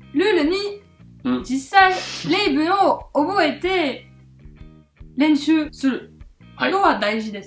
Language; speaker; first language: Japanese; non-native, fluent; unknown